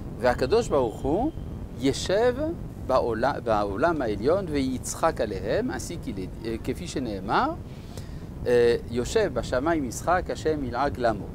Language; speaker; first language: Hebrew; non-native, fluent; French